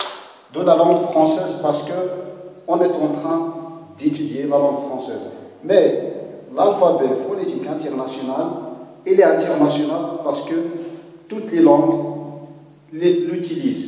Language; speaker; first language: French; non-native, local second language; Arabic